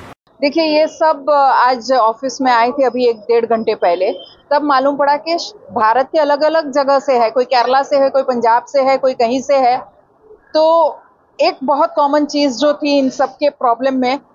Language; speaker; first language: Hindi; native; Hindi